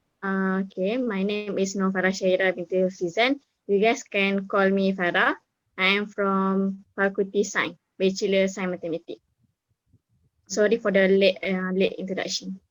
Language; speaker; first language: English; non-native, learner; Malay